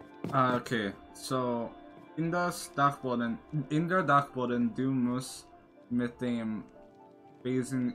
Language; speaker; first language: German; non-native, learner; English